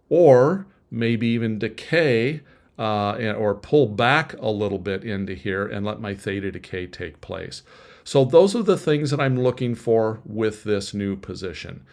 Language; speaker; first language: English; native; English